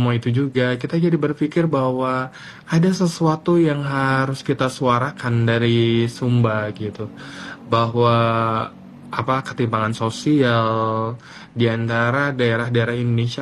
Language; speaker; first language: Indonesian; native; Indonesian